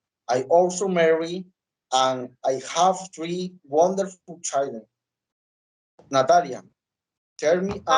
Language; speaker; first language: English; non-native, learner; Spanish